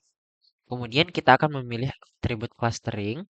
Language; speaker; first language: Indonesian; native; Indonesian